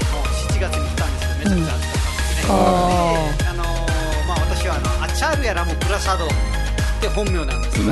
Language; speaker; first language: Japanese; non-native, fluent; Nepali